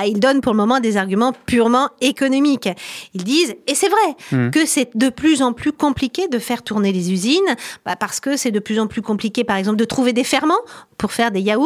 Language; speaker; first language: French; native; French